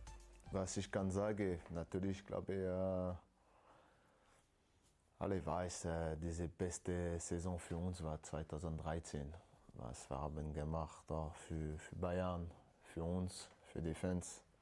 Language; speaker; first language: German; non-native, learner; French